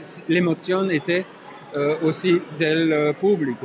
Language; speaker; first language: Italian; non-native, learner; French